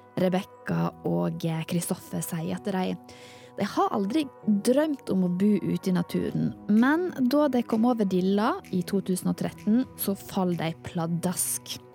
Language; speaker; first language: Norwegian; native; Norwegian